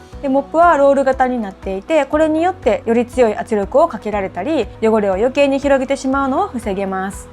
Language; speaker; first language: Japanese; native; Japanese